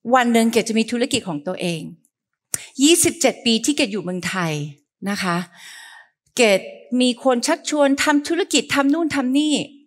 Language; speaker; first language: Thai; early bilingual, heritage; Thai